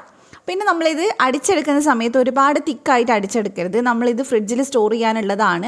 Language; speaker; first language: Malayalam; native; Malayalam